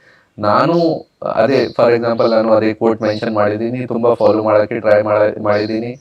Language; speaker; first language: Kannada; non-native, local second language; Hindi